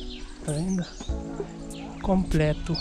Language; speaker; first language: Portuguese; non-native, learner; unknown